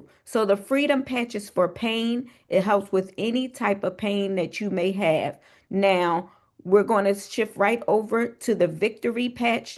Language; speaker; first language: English; native; English